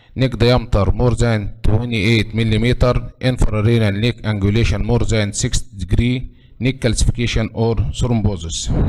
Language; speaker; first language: English; non-native, fluent; Arabic